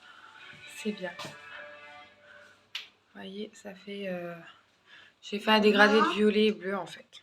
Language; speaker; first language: French; native; French